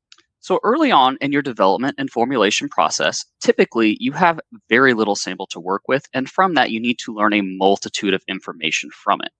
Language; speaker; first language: English; native; English